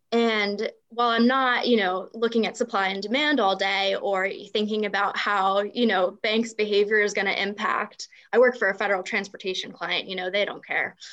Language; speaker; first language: English; native; English